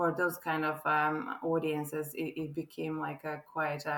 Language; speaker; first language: English; non-native, fluent; Croatian